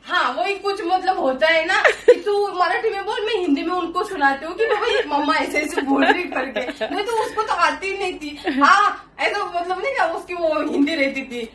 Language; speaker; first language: Hindi; non-native, local second language; Marathi